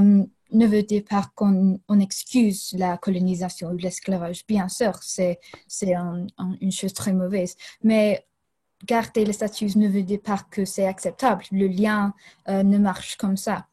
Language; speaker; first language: French; non-native, fluent; English